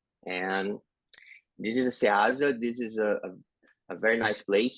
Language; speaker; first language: English; non-native, learner; Portuguese